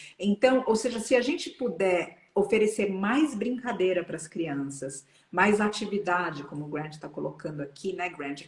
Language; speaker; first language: Portuguese; native; Portuguese